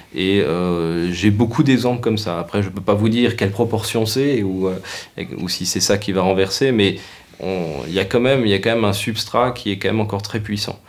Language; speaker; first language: French; native; French